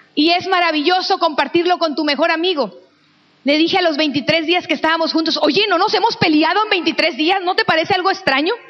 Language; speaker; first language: Spanish; native; Spanish